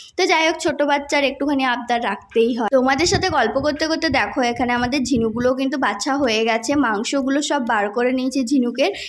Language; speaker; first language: Bangla; non-native, local second language; Santali